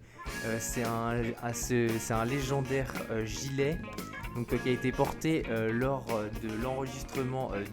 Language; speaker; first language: French; native; French